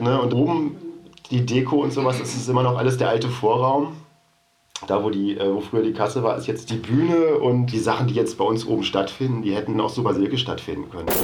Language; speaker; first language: German; native; German